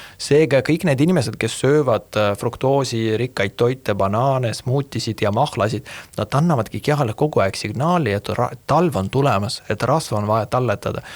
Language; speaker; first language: Estonian; non-native, fluent; Russian